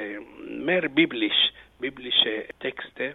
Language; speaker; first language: German; non-native, fluent; Arabic